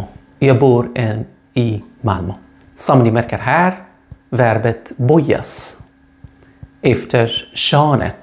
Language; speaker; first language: Swedish; non-native, fluent; Arabic